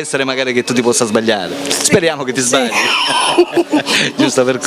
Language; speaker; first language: Italian; native; Italian